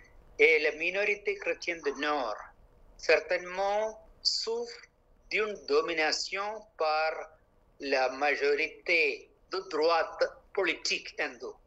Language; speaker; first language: French; non-native, local second language; Malayalam